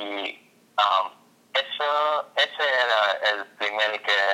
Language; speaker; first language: Spanish; non-native, fluent; English